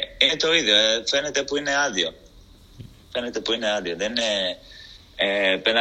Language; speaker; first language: Greek; non-native, fluent; Portuguese